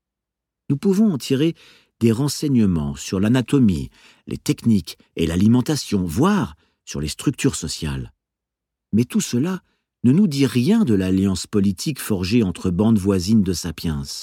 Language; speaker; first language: French; native; French